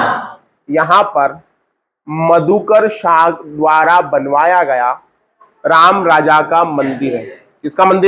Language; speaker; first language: Hindi; native; Hindi